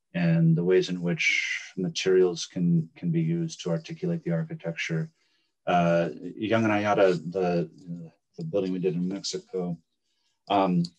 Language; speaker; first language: English; native; English